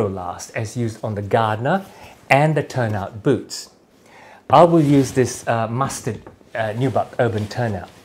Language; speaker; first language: English; native; English